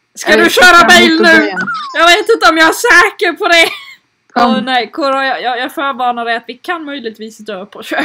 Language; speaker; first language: Swedish; native; Swedish